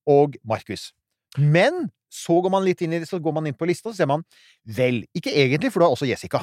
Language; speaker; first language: Norwegian; early bilingual, other home language; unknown